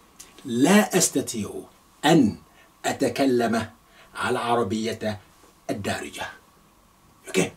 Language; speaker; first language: Arabic; non-native, fluent; Yoruba